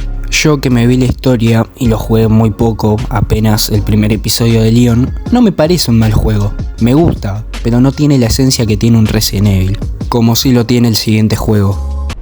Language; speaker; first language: Spanish; native; Spanish